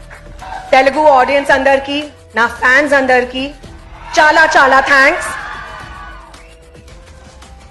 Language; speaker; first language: Telugu; non-native, local second language; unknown